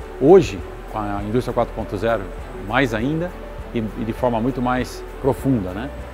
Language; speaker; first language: Portuguese; early bilingual, other home language; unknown